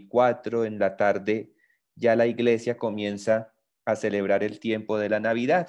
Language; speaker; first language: Spanish; native; Spanish